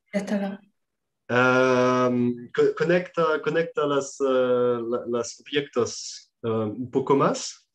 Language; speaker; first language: Spanish; non-native, learner; French